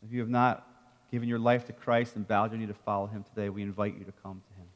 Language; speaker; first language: English; native; English